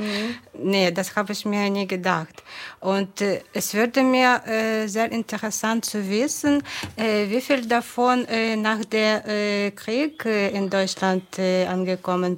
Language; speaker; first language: German; non-native, fluent; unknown